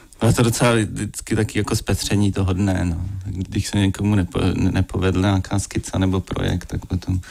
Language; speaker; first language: Czech; native; Czech